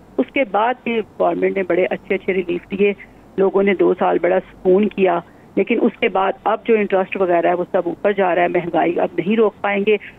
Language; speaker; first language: Urdu; non-native, local second language; Punjabi